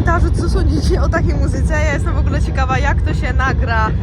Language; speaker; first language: Polish; native; Polish